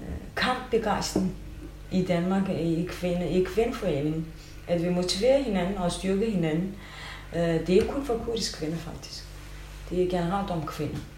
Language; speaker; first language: Danish; non-native, fluent; Kurdish